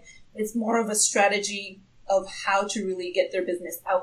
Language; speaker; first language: English; non-native, local second language; Swahili